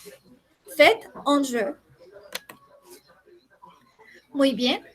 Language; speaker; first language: French; non-native, fluent; Spanish